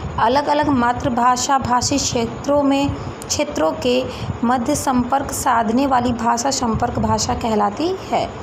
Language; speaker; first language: Hindi; native; Hindi